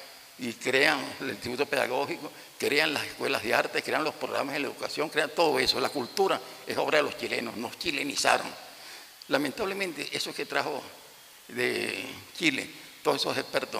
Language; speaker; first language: Spanish; native; Spanish